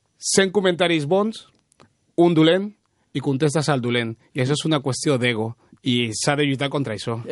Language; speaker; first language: Catalan; early bilingual, other home language; Spanish